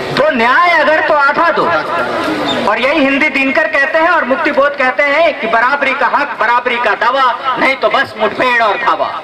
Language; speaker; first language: Hindi; non-native, local second language; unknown